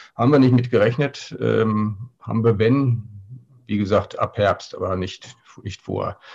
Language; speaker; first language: German; native; German